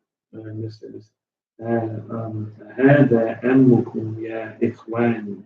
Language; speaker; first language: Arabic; non-native, learner; English